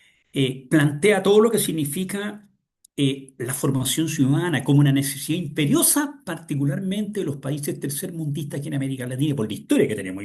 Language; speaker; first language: Spanish; native; Spanish